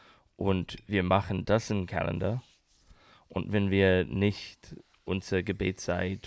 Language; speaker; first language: German; non-native, learner; English